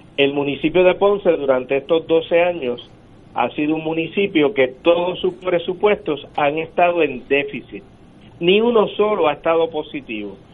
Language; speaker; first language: Spanish; native; Spanish